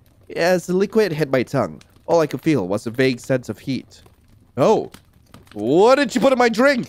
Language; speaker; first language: English; native; English